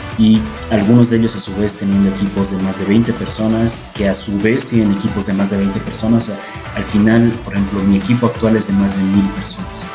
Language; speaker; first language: Spanish; native; Spanish